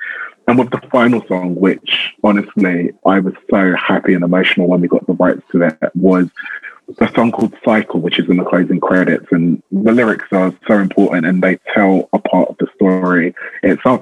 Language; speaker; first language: English; native; English